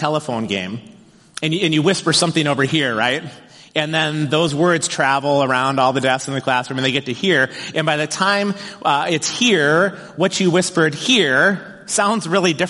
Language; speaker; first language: English; native; English